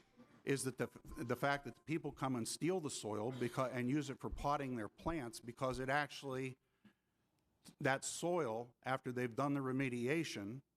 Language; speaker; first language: English; native; English